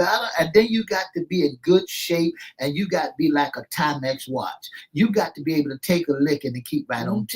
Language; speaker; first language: English; native; English